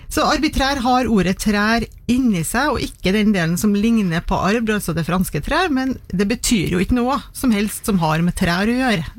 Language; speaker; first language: Norwegian; native; Norwegian